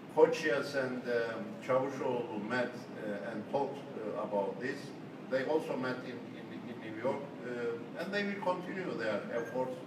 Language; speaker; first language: English; non-native, fluent; Turkish